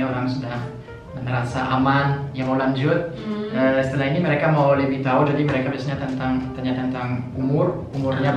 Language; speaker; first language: Indonesian; non-native, fluent; French